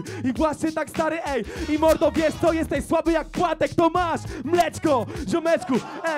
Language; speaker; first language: Polish; native; Polish